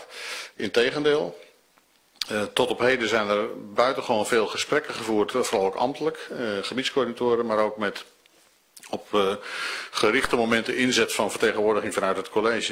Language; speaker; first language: Dutch; native; Dutch